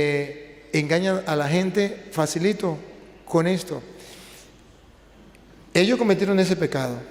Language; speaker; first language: Spanish; native; Spanish